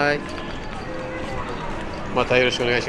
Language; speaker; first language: Japanese; non-native, learner; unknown